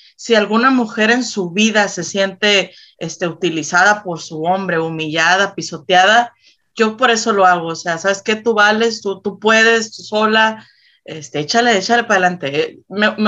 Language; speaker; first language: Spanish; native; Spanish